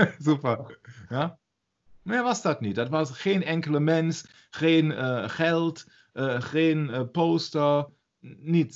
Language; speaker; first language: Dutch; non-native, learner; German